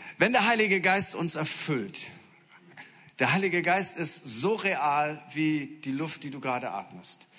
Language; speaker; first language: German; native; German